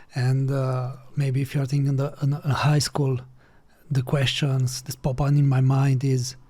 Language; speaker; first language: English; non-native, fluent; Romanian